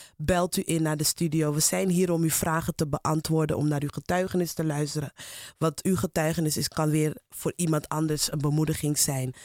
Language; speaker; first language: Dutch; native; Dutch